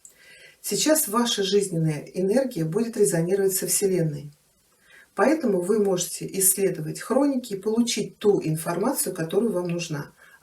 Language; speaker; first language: Russian; native; Russian